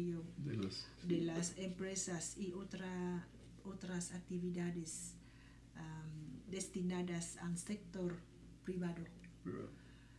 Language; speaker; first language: Spanish; non-native, fluent; Vietnamese